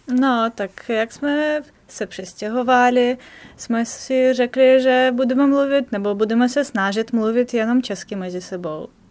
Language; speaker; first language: Czech; non-native, fluent; Russian